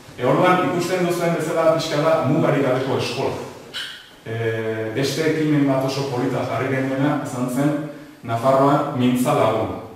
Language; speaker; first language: Basque; native; Basque